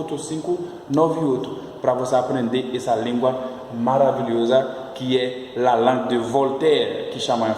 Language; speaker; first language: Portuguese; non-native, fluent; French